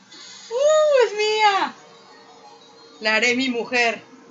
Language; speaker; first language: Spanish; native; Spanish